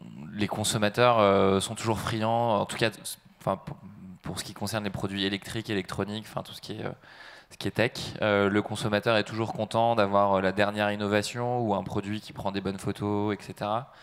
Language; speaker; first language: French; native; French